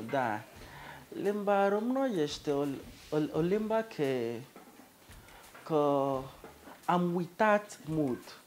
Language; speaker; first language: Romanian; non-native, learner; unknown